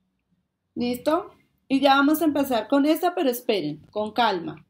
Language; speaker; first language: Spanish; native; Spanish